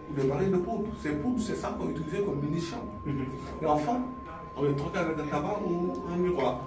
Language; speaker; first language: French; non-native, local second language; Wolof